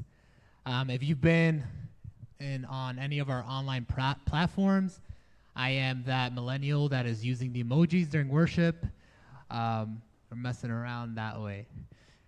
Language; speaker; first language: English; native; English